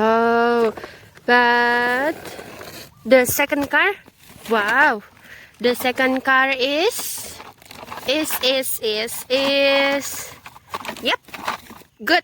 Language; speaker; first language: English; non-native, learner; Indonesian